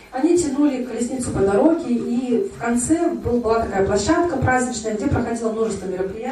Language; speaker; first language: Russian; native; Russian